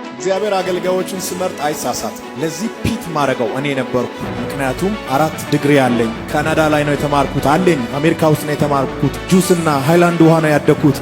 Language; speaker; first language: Amharic; non-native, local second language; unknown